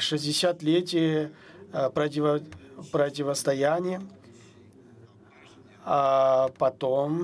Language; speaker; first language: Russian; non-native, fluent; Chinese